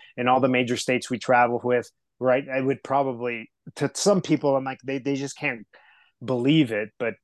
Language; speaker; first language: English; early bilingual, other home language; Spanish